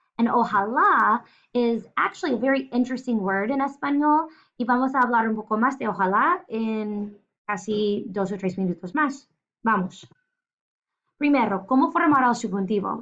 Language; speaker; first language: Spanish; non-native, fluent; English